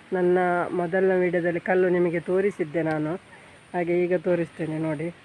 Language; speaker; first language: Kannada; non-native, local second language; Tulu